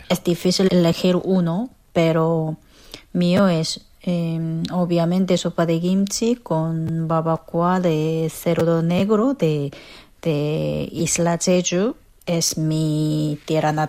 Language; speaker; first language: Spanish; non-native, fluent; Korean